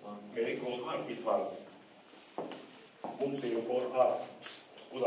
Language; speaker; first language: Hungarian; non-native, learner; Turkish